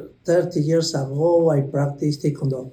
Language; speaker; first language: English; non-native, learner; Spanish